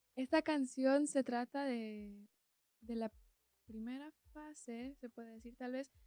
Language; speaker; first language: Spanish; early bilingual, heritage; Spanish